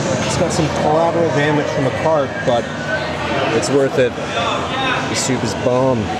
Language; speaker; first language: English; native; English